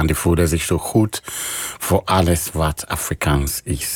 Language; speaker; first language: Dutch; non-native, fluent; English